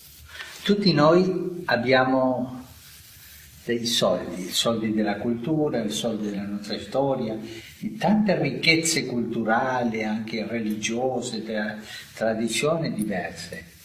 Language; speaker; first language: Italian; non-native, fluent; Spanish